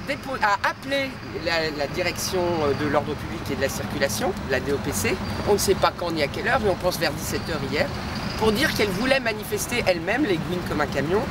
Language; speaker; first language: French; native; French